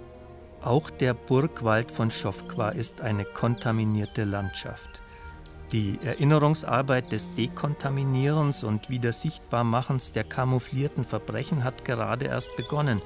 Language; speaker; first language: German; native; German